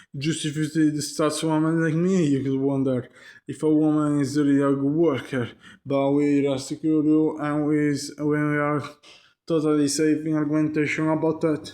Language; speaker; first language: English; non-native, learner; Italian